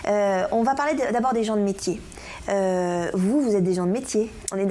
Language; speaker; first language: French; native; French